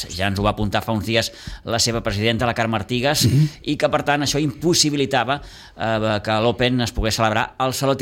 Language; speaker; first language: Catalan; native; Catalan